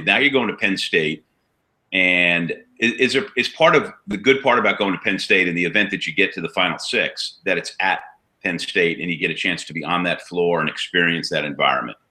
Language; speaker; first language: English; native; English